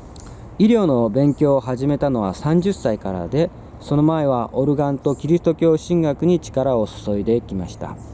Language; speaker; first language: Japanese; non-native, fluent; Korean